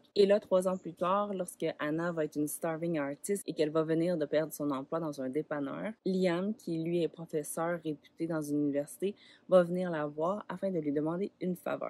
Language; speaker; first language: French; native; French